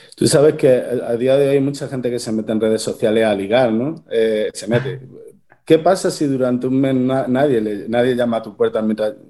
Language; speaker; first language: Spanish; native; Spanish